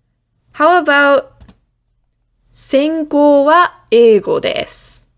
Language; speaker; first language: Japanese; non-native, fluent; English